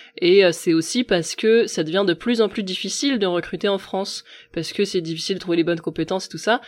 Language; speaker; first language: French; native; French